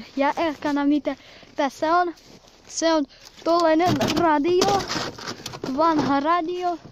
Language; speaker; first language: Finnish; early bilingual, other home language; Russian